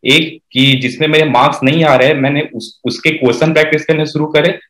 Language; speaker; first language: Hindi; native; Hindi